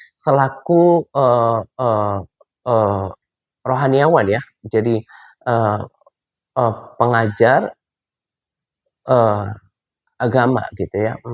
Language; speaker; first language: Indonesian; native; Indonesian